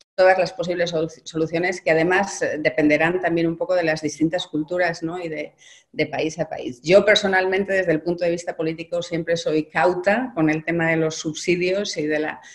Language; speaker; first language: Spanish; native; Spanish